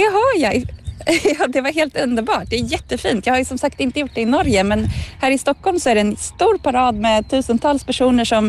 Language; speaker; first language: Swedish; native; Swedish